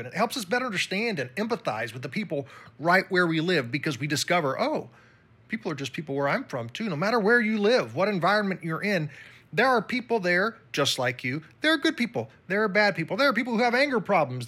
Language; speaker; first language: English; native; English